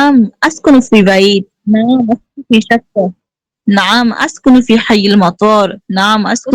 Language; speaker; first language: Arabic; non-native, learner; Bangla